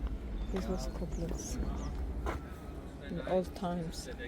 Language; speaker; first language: English; non-native, fluent; Italian